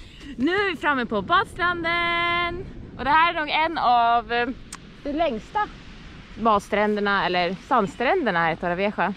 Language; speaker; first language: Swedish; native; Swedish